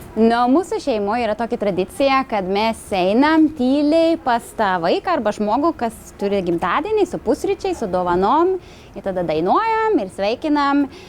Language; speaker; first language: Lithuanian; non-native, fluent; Swedish